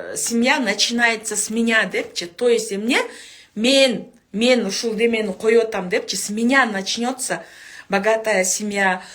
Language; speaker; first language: Russian; non-native, local second language; Kyrgyz